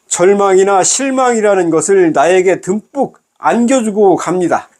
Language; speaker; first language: Korean; native; Korean